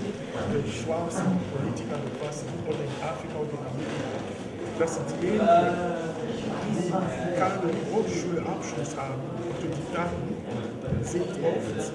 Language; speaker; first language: German; non-native, fluent; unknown